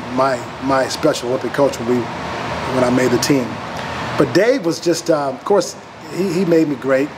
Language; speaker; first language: English; native; English